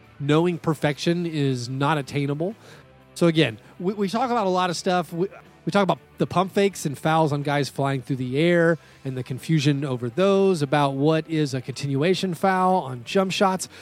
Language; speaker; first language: English; native; English